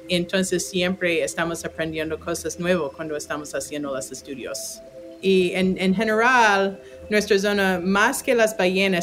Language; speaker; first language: Spanish; non-native, fluent; English